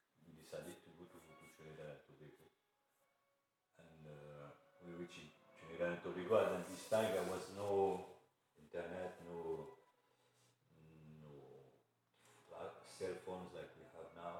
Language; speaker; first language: English; non-native, fluent; Arabic